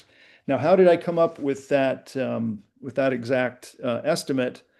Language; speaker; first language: English; native; English